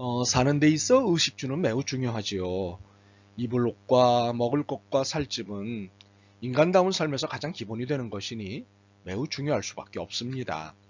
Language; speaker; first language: Korean; native; Korean